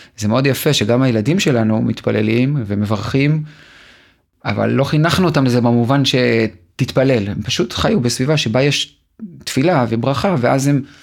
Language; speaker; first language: Hebrew; native; Hebrew